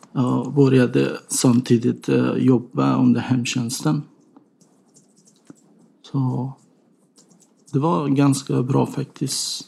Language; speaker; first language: Swedish; non-native, learner; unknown